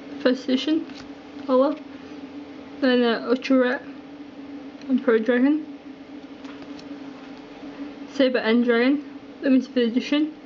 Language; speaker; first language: English; native; English